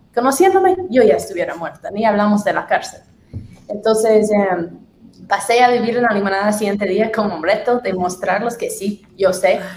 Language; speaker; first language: Spanish; non-native, fluent; English